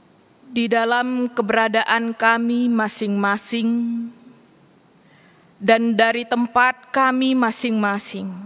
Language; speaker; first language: Indonesian; native; Indonesian